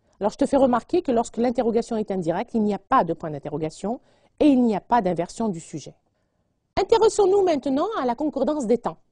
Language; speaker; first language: French; non-native, local second language; Arabic